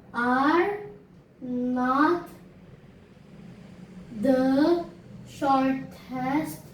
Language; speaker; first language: English; non-native, learner; Indonesian